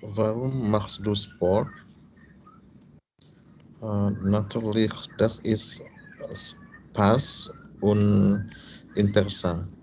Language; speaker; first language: German; non-native, learner; Indonesian